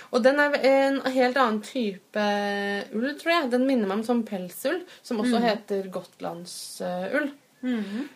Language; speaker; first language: Norwegian; native; Norwegian